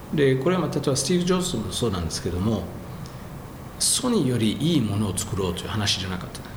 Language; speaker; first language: Japanese; non-native, fluent; French